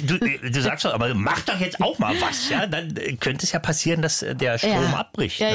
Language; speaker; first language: German; native; German